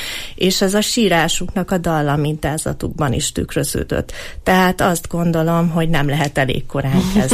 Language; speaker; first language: Hungarian; native; Hungarian